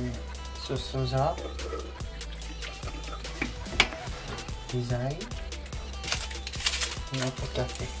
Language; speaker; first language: French; non-native, learner; Korean